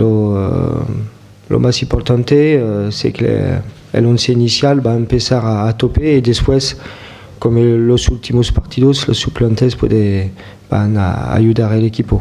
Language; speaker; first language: Spanish; non-native, fluent; French